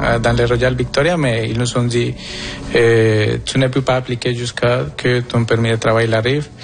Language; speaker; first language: French; non-native, fluent; Spanish